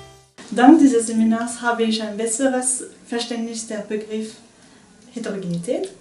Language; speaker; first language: German; non-native, fluent; French